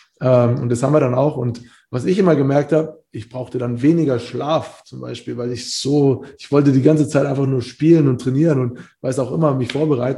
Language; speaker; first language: German; native; German